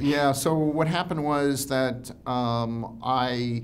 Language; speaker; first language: English; native; English